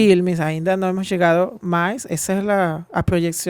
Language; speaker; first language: Portuguese; non-native, fluent; Spanish